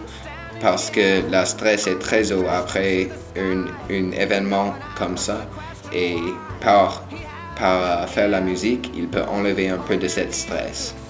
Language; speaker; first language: French; non-native, learner; English